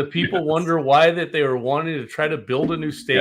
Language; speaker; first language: English; native; English